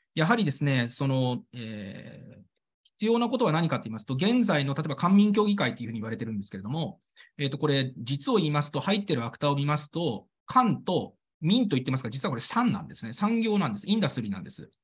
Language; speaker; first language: Japanese; native; Japanese